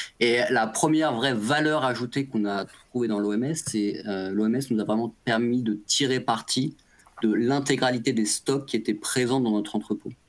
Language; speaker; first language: French; native; French